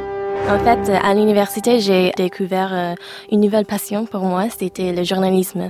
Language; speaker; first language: French; non-native, fluent; English